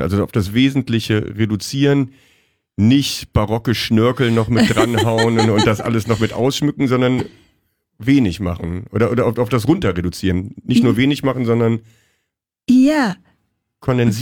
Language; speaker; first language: German; native; German